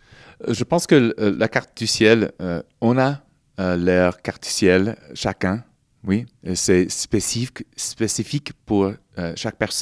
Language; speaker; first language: French; non-native, fluent; English